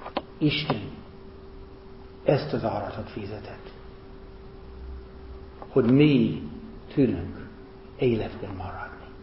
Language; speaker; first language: Hungarian; non-native, fluent; English